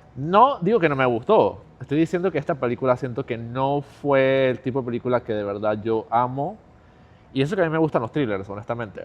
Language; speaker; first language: Spanish; native; Spanish